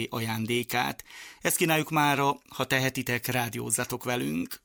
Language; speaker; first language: Hungarian; native; Hungarian